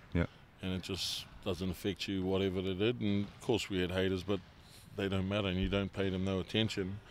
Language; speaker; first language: English; native; English